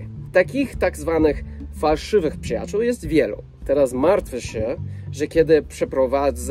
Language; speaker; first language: Polish; non-native, fluent; English